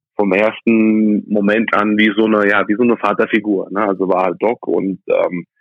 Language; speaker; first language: German; early bilingual, other home language; English